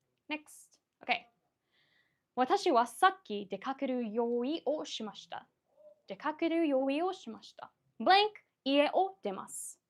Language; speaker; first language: Japanese; non-native, fluent; English